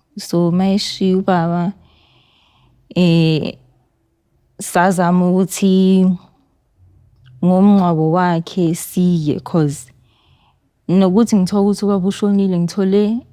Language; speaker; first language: Zulu; native; Zulu